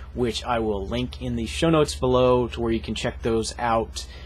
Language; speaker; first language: English; native; English